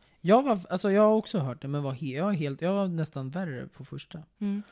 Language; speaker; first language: Swedish; native; Swedish